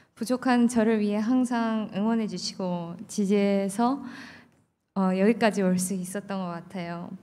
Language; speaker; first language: Korean; early bilingual, heritage; Korean